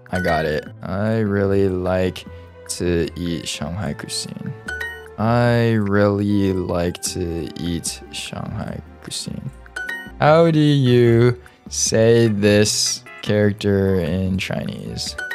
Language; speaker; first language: English; early bilingual, other home language; Chinese